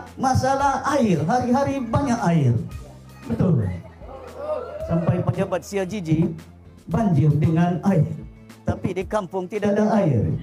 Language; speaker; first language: Malay; non-native, local second language; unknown